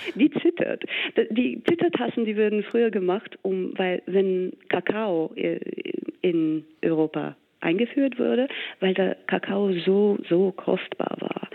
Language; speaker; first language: German; non-native, fluent; English